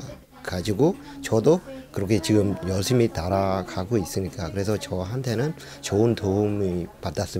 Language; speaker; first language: Korean; non-native, fluent; Khmer